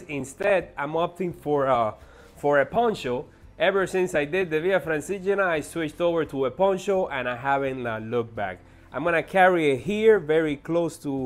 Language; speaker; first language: English; native; English